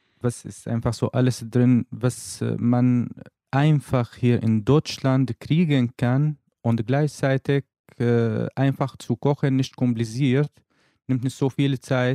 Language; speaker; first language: German; non-native, learner; Arabic